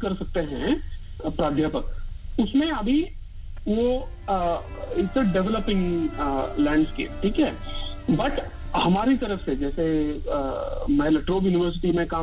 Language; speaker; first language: Hindi; non-native, local second language; Marathi